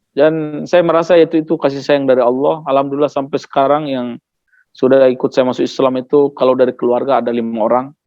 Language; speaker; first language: Indonesian; non-native, local second language; Tetum